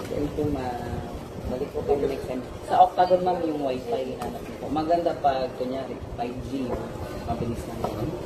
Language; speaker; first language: Filipino; native; Filipino